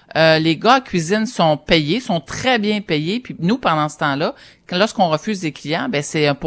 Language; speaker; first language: French; native; French